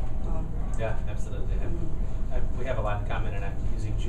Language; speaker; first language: English; native; English